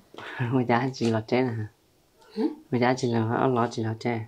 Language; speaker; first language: Vietnamese; non-native, local second language; Hmong